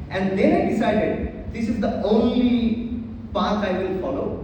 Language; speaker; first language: English; non-native, local second language; Bangla